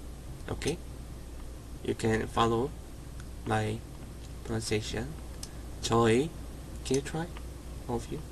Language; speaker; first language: English; non-native, learner; Korean